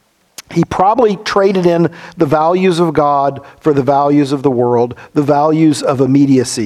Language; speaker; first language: English; native; English